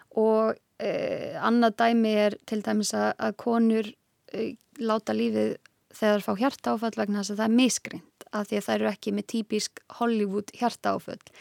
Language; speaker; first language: Icelandic; native; Icelandic